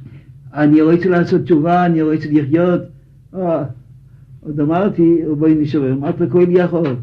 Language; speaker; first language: Hebrew; non-native, fluent; Yiddish